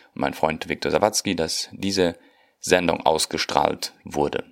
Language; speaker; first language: German; early bilingual, heritage; Spanish